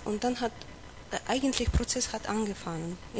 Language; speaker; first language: German; non-native, learner; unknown